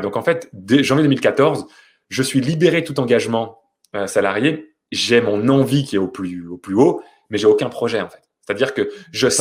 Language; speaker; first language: French; native; French